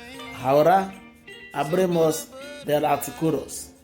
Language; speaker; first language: Spanish; non-native, fluent; Haitian Creole